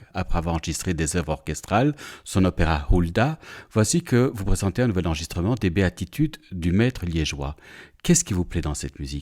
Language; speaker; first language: French; native; French